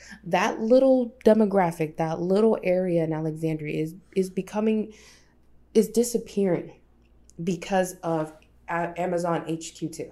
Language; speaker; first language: English; early bilingual, other home language; Spanish